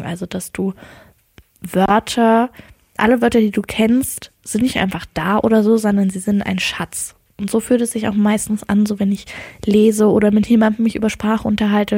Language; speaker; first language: German; native; German